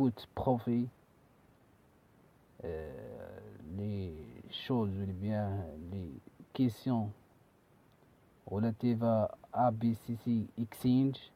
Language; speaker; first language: French; non-native, learner; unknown